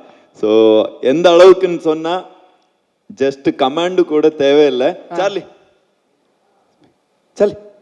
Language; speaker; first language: Tamil; non-native, fluent; Malayalam